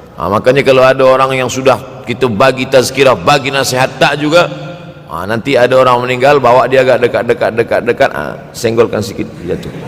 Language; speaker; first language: Malay; native; Malay